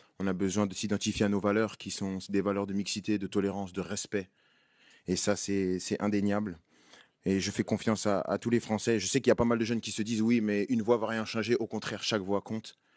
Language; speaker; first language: French; native; French